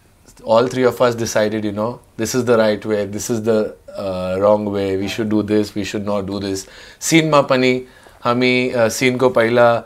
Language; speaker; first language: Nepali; non-native, learner; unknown